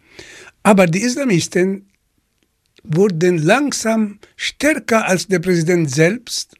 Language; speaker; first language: German; non-native, fluent; Arabic